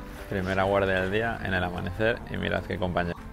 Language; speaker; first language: Spanish; native; Spanish